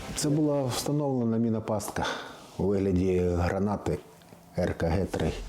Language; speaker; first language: Ukrainian; native; Ukrainian